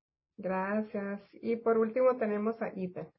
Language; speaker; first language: Spanish; native; Spanish